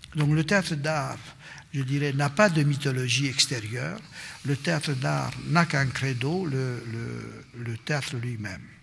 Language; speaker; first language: French; non-native, fluent; Romanian